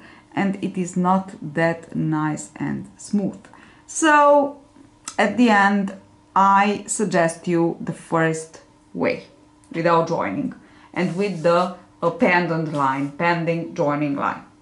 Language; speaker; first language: English; non-native, fluent; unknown